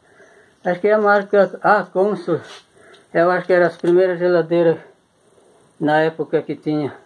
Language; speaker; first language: Portuguese; native; Portuguese